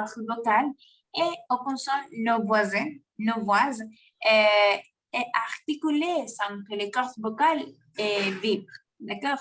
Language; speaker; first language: French; non-native, learner; Spanish